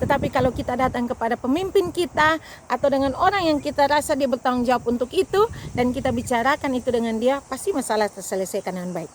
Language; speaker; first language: Indonesian; native; Indonesian